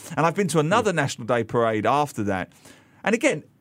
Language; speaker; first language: English; native; English